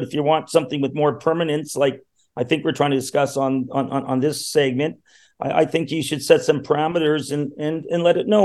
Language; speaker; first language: English; native; English